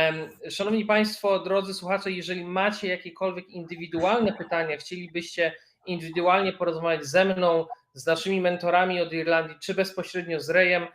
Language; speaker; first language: Polish; native; Polish